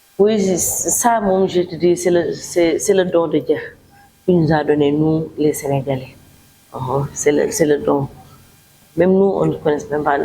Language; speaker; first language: French; non-native, local second language; Wolof